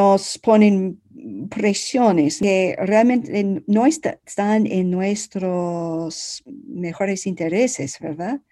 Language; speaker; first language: Spanish; non-native, fluent; English